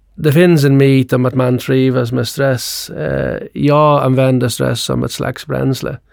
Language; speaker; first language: Swedish; non-native, fluent; English